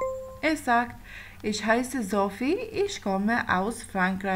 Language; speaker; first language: German; non-native, fluent; Albanian